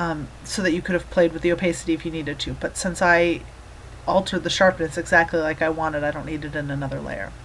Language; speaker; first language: English; native; English